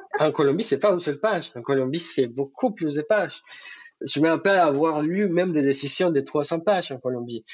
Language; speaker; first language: French; non-native, fluent; Spanish